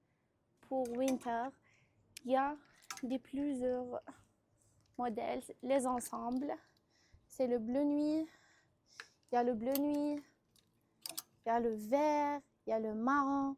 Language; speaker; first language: French; non-native, local second language; Arabic